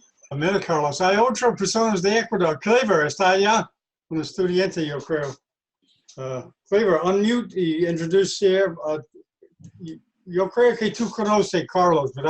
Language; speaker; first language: Spanish; non-native, learner; English